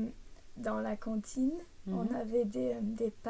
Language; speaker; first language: French; early bilingual, heritage; English